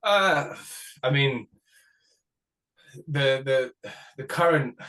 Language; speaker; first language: English; native; English